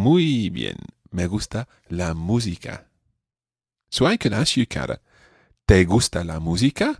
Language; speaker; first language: Spanish; non-native, fluent; English